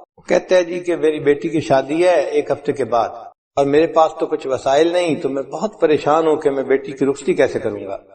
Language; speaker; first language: Urdu; non-native, local second language; Punjabi